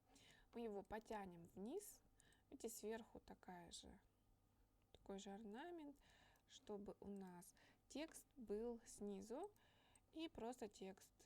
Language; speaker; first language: Russian; native; Russian